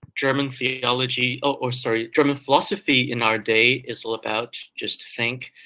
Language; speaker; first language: English; early bilingual, other home language; Chinese